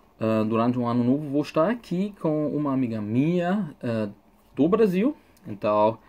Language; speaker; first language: Portuguese; non-native, fluent; German